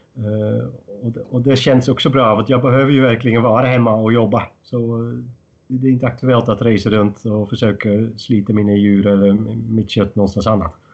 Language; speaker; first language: Swedish; non-native, fluent; Dutch